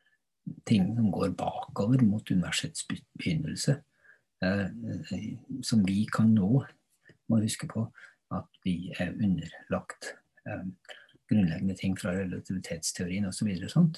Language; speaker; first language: Norwegian; native; Norwegian